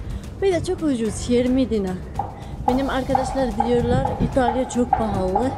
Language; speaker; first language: Turkish; non-native, learner; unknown